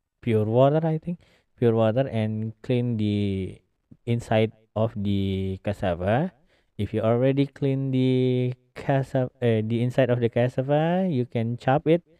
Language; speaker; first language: English; non-native, learner; Indonesian